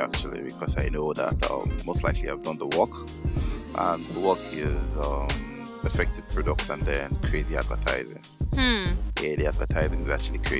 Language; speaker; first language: English; non-native, local second language; Yoruba